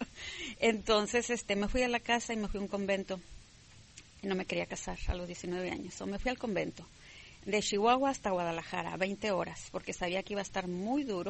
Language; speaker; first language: Spanish; native; Spanish